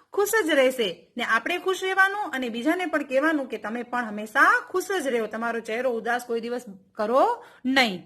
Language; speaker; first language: Hindi; non-native, local second language; Gujarati